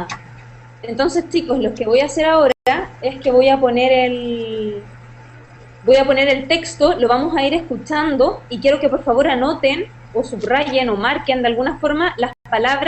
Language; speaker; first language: Spanish; native; Spanish